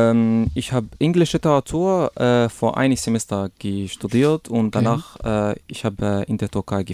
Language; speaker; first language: German; non-native, learner; Arabic